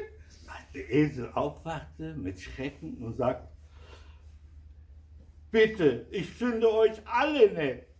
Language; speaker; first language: German; non-native, fluent; Kurdish